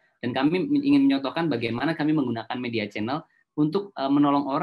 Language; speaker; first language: Indonesian; native; Indonesian